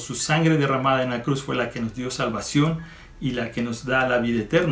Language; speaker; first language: Spanish; native; Spanish